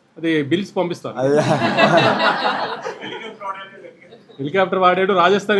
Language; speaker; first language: Telugu; native; Telugu